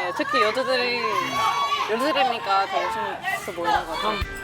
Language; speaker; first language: Korean; non-native, fluent; English